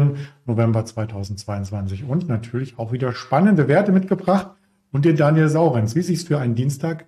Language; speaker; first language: German; native; German